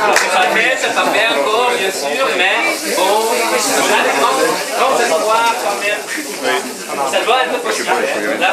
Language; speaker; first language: French; non-native, fluent; Dutch